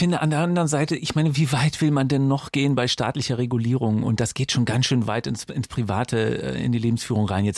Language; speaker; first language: German; native; German